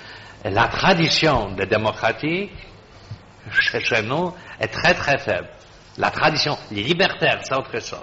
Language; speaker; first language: French; non-native, fluent; Polish